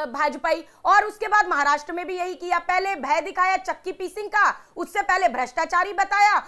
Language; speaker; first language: Hindi; native; Hindi